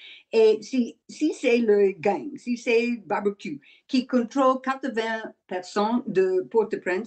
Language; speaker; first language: French; non-native, learner; English